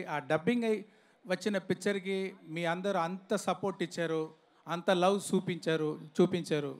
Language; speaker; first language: Telugu; non-native, local second language; Tamil